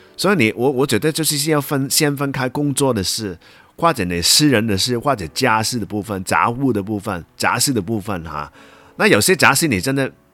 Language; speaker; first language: Chinese; non-native, local second language; Cantonese